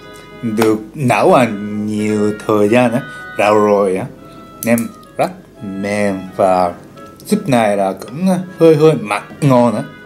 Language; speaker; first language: Vietnamese; non-native, learner; Japanese